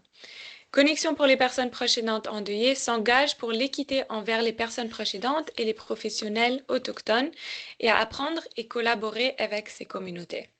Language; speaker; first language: French; native; French